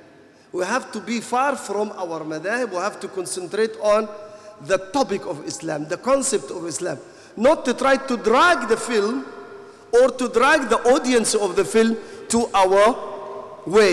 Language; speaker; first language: English; non-native, fluent; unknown